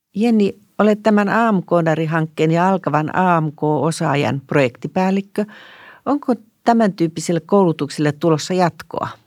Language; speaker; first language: Finnish; native; Finnish